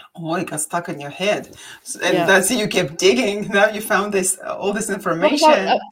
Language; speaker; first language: English; non-native, fluent; Russian